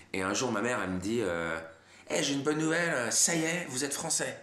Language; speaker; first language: French; native; French